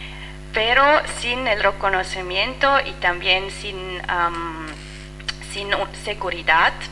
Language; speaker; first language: Spanish; non-native, fluent; French